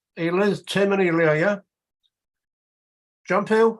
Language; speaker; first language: Welsh; native; Welsh